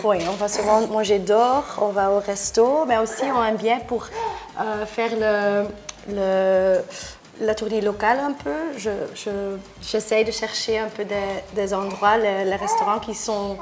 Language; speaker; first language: French; non-native, local second language; Dutch